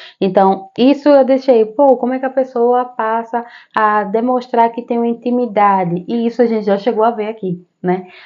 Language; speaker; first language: Portuguese; native; Portuguese